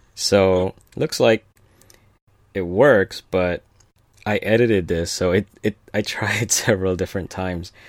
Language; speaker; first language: English; early bilingual, other home language; Filipino